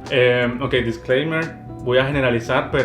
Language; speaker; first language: Spanish; native; Spanish